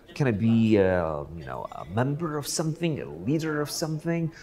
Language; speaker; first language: English; non-native, fluent; Polish